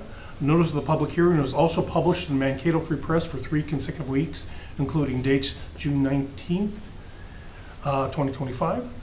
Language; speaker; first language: English; native; English